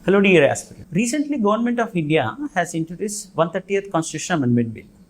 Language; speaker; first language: English; non-native, local second language; Telugu